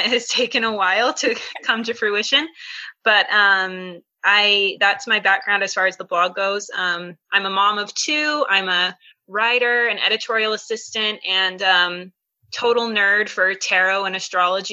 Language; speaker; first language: English; native; English